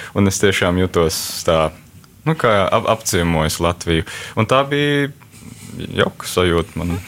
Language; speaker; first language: Latvian; early bilingual, heritage; Latvian